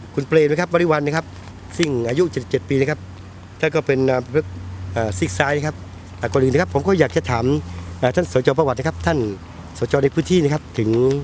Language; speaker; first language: Thai; native; Thai